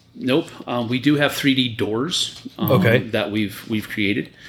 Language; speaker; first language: English; native; English